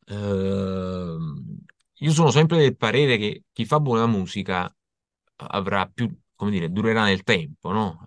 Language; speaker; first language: Italian; native; Italian